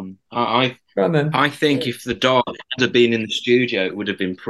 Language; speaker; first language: English; native; English